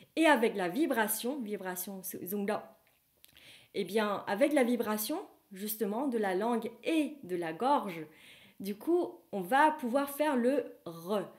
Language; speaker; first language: French; non-native, fluent; Vietnamese